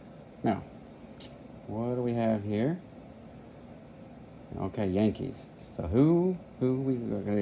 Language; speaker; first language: English; native; English